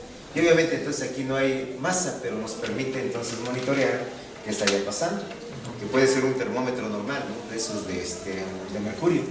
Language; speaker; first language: Spanish; native; Spanish